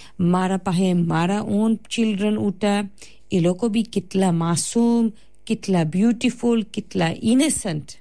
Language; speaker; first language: Gujarati; early bilingual, heritage; Gujarati